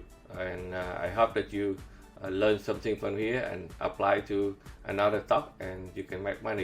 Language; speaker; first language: English; non-native, fluent; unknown